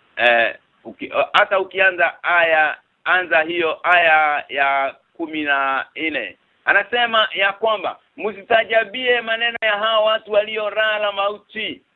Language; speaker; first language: Swahili; non-native, local second language; Kikuyu